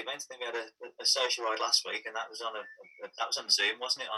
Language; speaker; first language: English; native; English